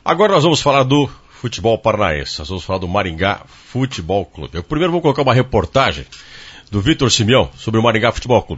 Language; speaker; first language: Portuguese; native; Portuguese